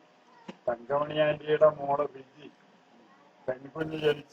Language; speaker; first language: Malayalam; native; Malayalam